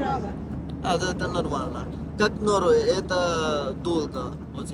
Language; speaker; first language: Russian; non-native, learner; Bangla